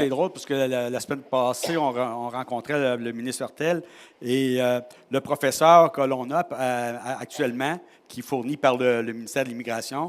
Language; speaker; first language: French; native; French